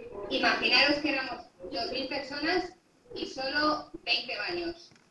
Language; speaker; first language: Spanish; native; Spanish